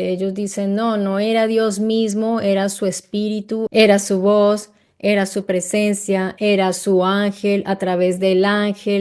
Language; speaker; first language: Spanish; native; Spanish